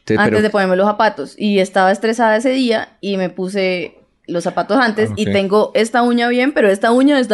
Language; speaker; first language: Spanish; native; Spanish